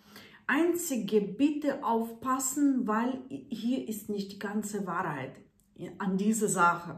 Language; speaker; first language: German; non-native, fluent; Russian